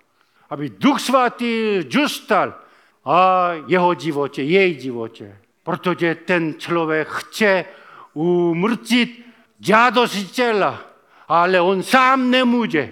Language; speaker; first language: Czech; non-native, fluent; Korean